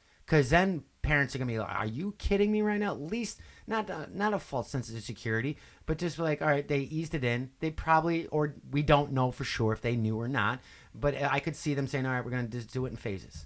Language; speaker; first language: English; native; English